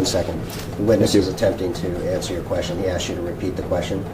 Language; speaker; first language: English; native; English